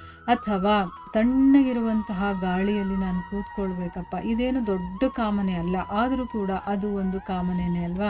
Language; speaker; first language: Kannada; native; Kannada